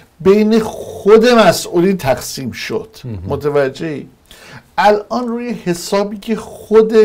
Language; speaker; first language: Persian; native; Persian